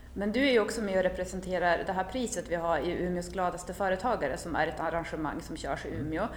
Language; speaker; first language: Swedish; native; Swedish